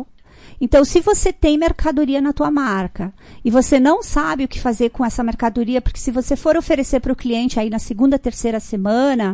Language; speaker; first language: Portuguese; native; Portuguese